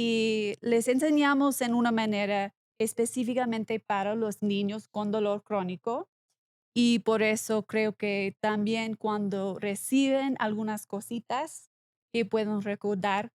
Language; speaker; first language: Spanish; non-native, learner; English